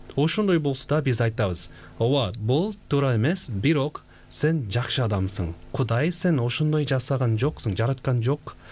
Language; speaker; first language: Kyrgyz; non-native, fluent; Korean